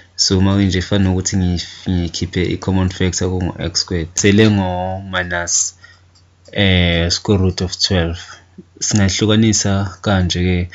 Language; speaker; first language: Zulu; native; Zulu